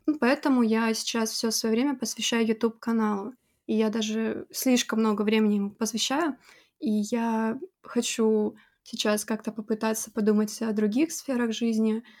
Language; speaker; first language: Russian; native; Russian